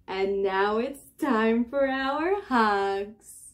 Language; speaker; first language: English; native; English